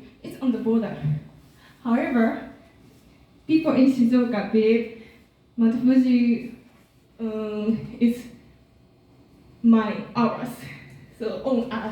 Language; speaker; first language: English; non-native, learner; Japanese